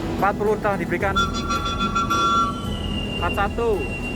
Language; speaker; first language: Indonesian; native; Indonesian